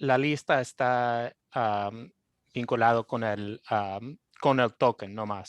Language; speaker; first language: Spanish; non-native, fluent; English